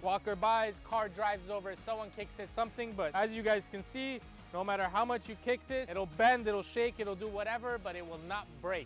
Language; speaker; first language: English; native; English